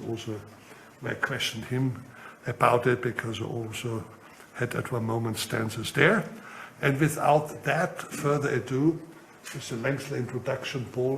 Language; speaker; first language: English; non-native, fluent; German